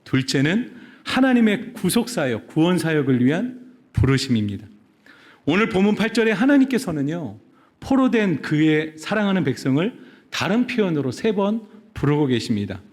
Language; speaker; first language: Korean; native; Korean